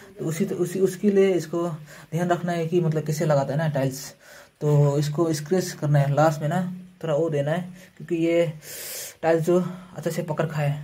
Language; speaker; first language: Hindi; non-native, local second language; Nepali